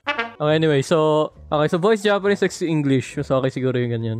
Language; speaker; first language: English; non-native, local second language; Filipino